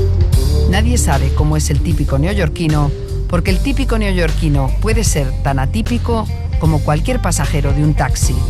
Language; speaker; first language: Spanish; native; Spanish